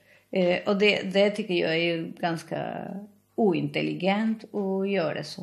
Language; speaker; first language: Swedish; non-native, fluent; Spanish